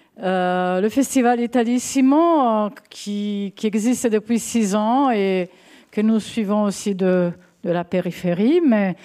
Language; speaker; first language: French; non-native, fluent; Italian